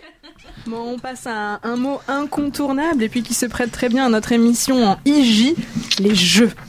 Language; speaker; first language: French; native; French